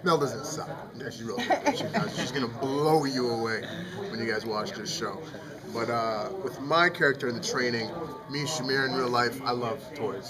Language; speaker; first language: English; native; English